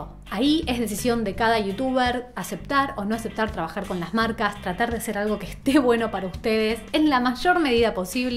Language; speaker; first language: Spanish; native; Spanish